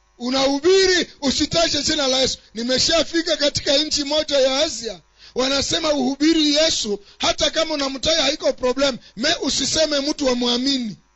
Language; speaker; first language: Swahili; non-native, local second language; Nande